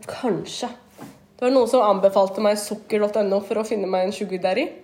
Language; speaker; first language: Norwegian; native; Norwegian